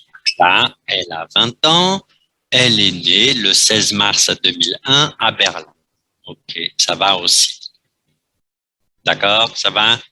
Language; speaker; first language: French; non-native, fluent; Vietnamese